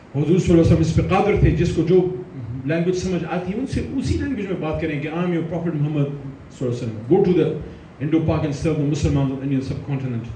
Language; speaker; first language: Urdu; non-native, local second language; Pashto